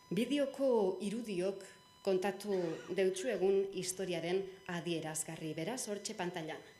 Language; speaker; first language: Basque; native; Basque